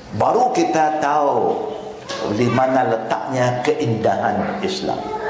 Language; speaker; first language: Malay; non-native, local second language; Chinese